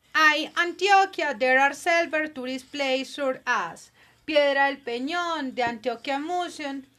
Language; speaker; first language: English; non-native, fluent; Spanish